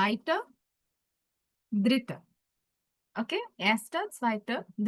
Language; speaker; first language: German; non-native, fluent; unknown